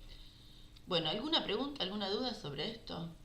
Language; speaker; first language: Spanish; native; Spanish